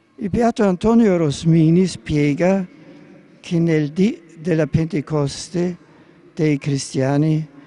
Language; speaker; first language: Italian; non-native, fluent; German